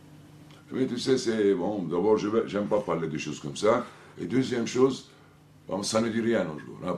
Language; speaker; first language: French; non-native, fluent; Turkish